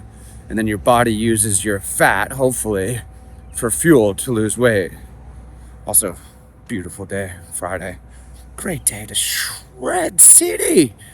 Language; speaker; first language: English; native; English